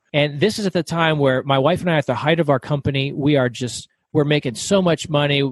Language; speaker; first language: English; native; English